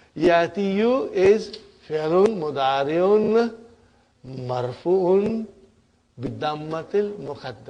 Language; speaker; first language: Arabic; non-native, fluent; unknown